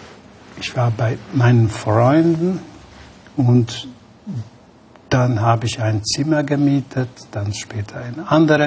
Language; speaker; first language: German; non-native, fluent; Hungarian